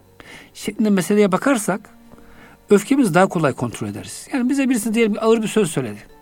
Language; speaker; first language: Turkish; native; Turkish